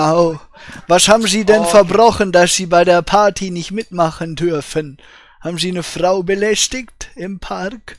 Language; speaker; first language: German; native; German